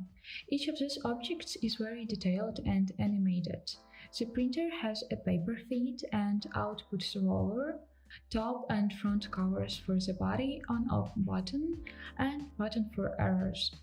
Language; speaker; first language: English; non-native, fluent; Ukrainian